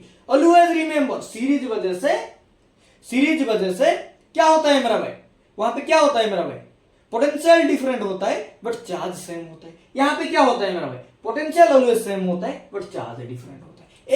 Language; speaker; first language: Hindi; non-native, local second language; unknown